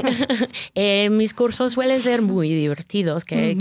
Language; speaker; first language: Spanish; non-native, fluent; English